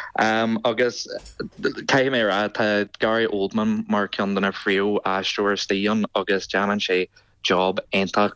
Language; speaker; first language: Irish; native; Irish